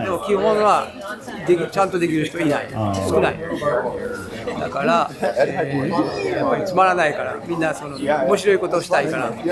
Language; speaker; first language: Japanese; non-native, fluent; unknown